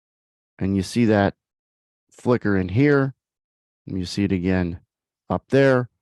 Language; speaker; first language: English; native; English